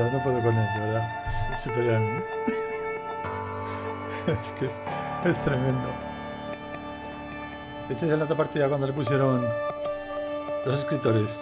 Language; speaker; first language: Spanish; native; Spanish